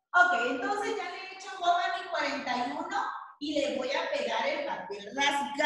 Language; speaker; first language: Spanish; native; Spanish